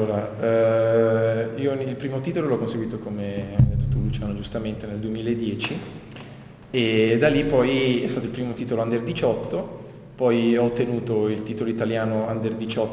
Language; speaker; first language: Italian; native; Italian